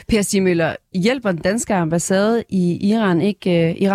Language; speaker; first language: Danish; native; Danish